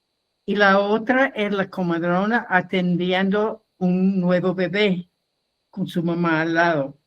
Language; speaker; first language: Spanish; non-native, fluent; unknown